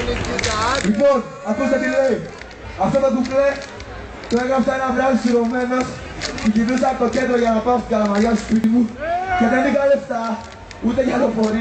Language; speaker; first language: Greek; native; Greek